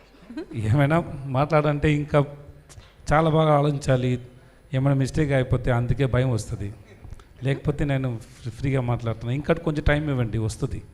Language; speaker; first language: Telugu; non-native, learner; Tamil